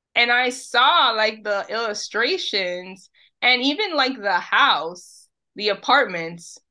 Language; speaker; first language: English; early bilingual, other home language; Spanish